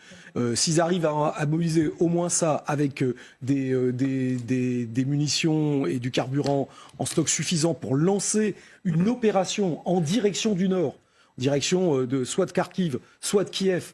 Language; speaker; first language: French; native; French